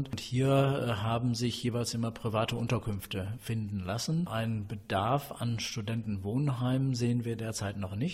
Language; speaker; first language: German; native; German